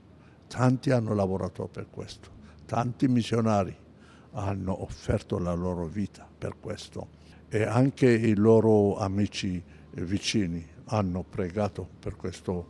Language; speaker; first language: Italian; non-native, fluent; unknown